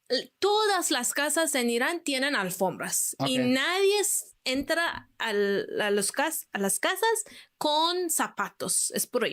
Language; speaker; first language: Spanish; non-native, fluent; Persian